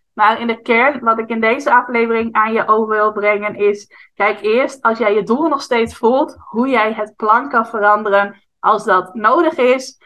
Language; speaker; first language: Dutch; native; Dutch